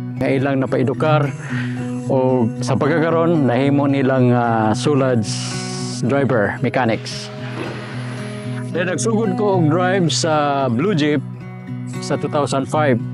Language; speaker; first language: Cebuano; native; Cebuano